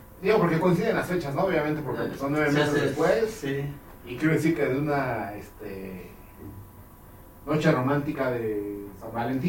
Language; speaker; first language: Spanish; native; Spanish